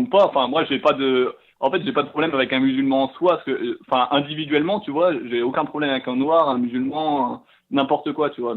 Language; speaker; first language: French; native; French